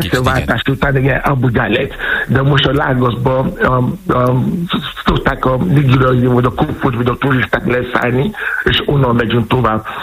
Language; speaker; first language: Hungarian; non-native, fluent; Yoruba